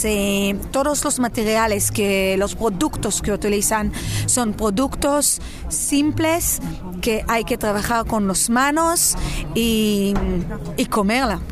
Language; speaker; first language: Spanish; non-native, fluent; Hebrew